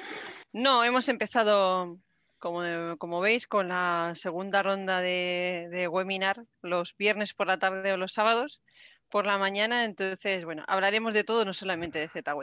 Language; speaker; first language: Spanish; native; Spanish